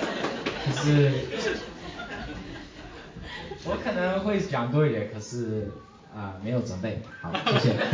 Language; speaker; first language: Chinese; early bilingual, heritage; English